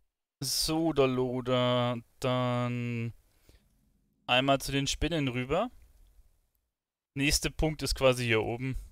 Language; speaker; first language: German; native; German